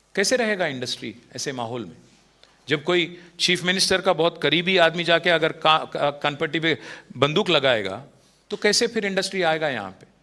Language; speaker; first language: Hindi; non-native, local second language; Telugu